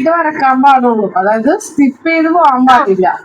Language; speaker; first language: Malayalam; native; Malayalam